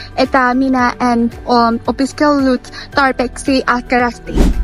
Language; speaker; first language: Finnish; non-native, learner; Vietnamese